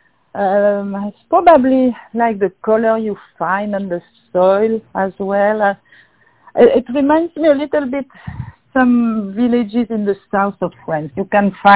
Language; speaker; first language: English; non-native, fluent; French